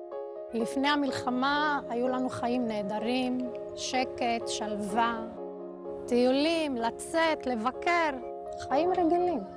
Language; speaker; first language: Hebrew; non-native, local second language; Arabic